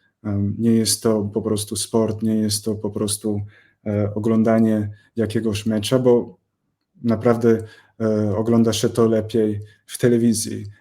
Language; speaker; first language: Polish; non-native, fluent; English